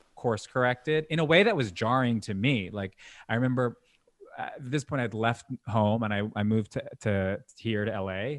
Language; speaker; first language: English; native; English